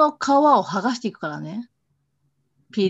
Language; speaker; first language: Japanese; native; Japanese